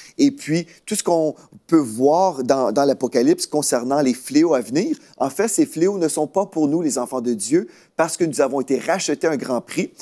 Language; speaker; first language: French; native; French